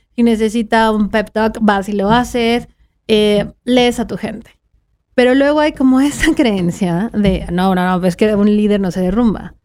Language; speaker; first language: Spanish; native; Spanish